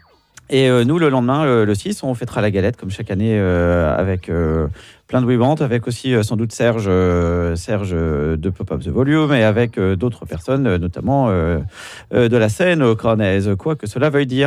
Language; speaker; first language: French; native; French